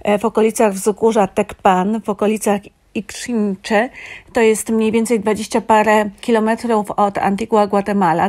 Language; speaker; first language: Polish; native; Polish